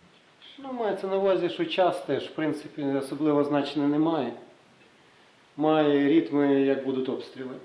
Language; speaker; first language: Ukrainian; native; Ukrainian